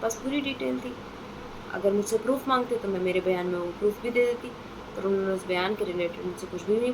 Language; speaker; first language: Hindi; native; Hindi